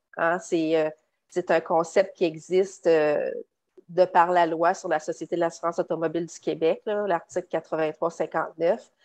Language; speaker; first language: French; native; French